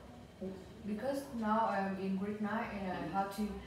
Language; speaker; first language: English; non-native, learner; Vietnamese